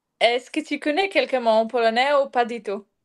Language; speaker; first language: French; non-native, fluent; Polish